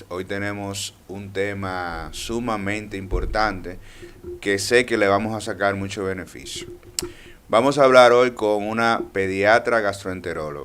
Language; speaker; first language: Spanish; native; Spanish